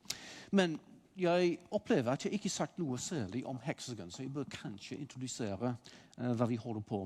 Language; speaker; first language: Norwegian; non-native, fluent; English